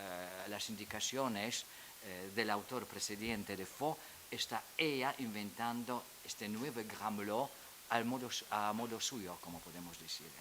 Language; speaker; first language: Spanish; non-native, fluent; Polish